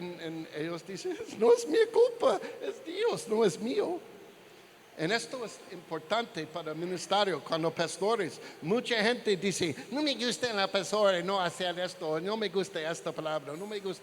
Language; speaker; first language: Spanish; non-native, learner; English